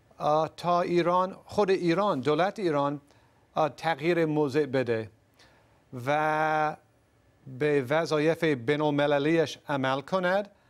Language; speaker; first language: Persian; non-native, fluent; English